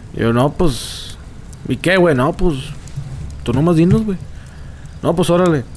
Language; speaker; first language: Spanish; native; Spanish